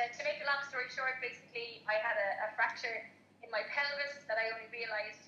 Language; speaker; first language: English; native; English